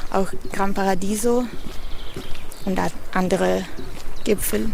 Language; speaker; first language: German; non-native, fluent; Italian